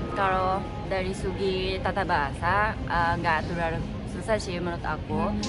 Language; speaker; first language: Indonesian; non-native, fluent; Japanese